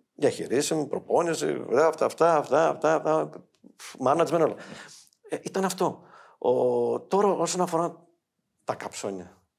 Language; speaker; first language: Greek; native; Greek